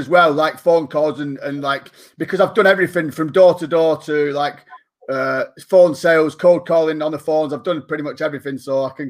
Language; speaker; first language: English; native; English